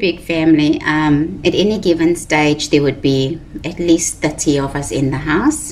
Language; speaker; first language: English; native; English